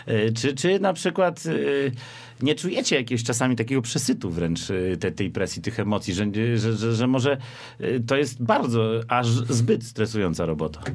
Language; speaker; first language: Polish; native; Polish